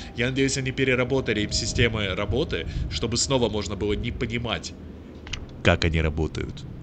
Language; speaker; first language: Russian; native; Russian